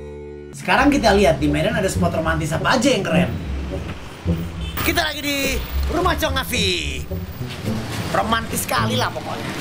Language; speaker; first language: Indonesian; native; Indonesian